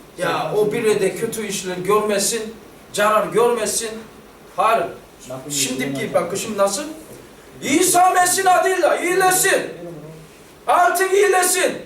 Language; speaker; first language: Turkish; non-native, fluent; Korean